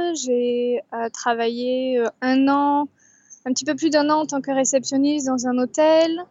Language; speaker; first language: French; native; French